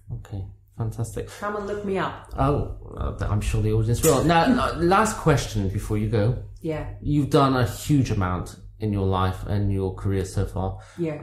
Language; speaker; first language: English; native; English